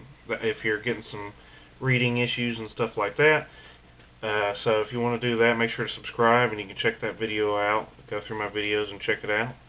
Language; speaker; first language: English; native; English